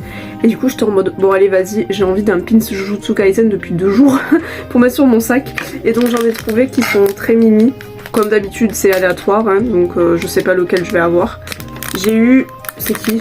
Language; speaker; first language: French; native; French